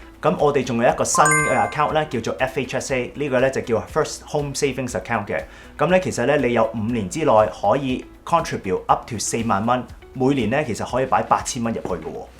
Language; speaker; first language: Cantonese; early bilingual, heritage; Cantonese